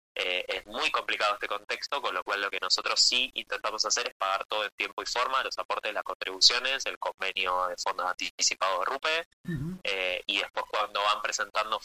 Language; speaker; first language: Spanish; native; Spanish